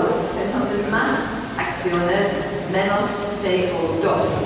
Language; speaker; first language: Spanish; non-native, fluent; English